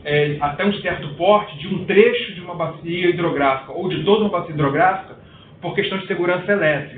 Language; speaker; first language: Portuguese; native; Portuguese